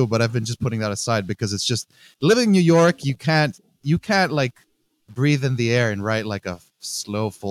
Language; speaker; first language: English; non-native, fluent; Greek